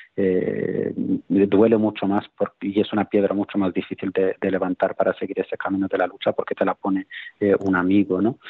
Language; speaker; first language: Spanish; native; Spanish